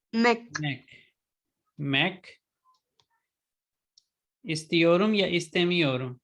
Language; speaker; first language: Turkish; non-native, fluent; Urdu